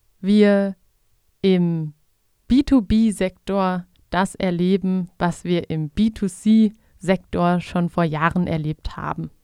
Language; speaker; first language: German; native; German